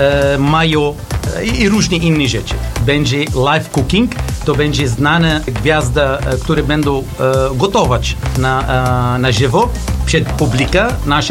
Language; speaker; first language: Polish; non-native, learner; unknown